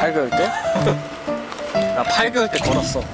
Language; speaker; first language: Korean; native; Korean